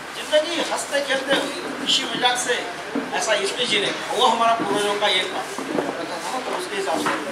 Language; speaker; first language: Hindi; non-native, local second language; Marathi